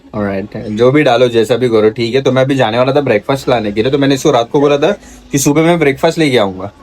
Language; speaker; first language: Hindi; non-native, local second language; Marathi